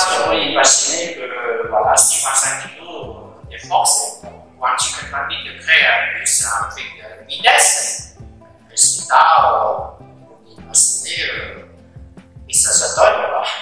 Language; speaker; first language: French; non-native, learner; Chinese